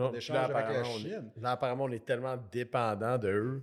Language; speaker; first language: French; native; French